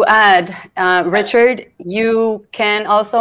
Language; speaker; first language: English; non-native, fluent; Albanian